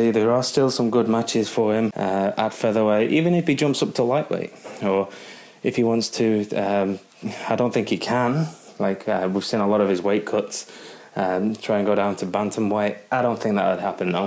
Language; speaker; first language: English; native; English